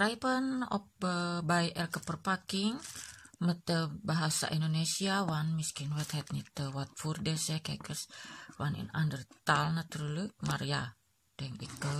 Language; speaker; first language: Dutch; non-native, learner; Indonesian